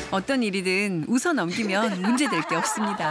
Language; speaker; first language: Korean; native; Korean